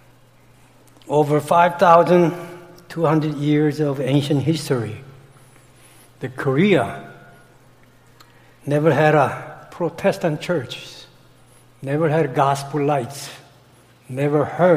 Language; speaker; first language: English; non-native, fluent; Korean